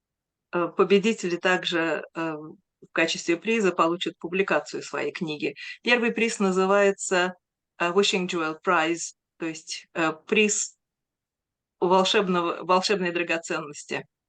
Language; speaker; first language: Russian; native; Russian